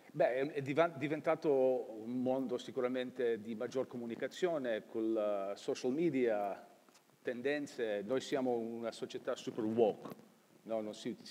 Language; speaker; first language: Italian; early bilingual, heritage; Italian